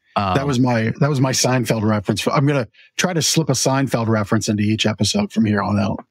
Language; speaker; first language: English; native; English